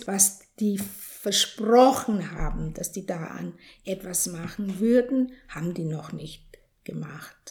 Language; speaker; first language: German; non-native, fluent; Afrikaans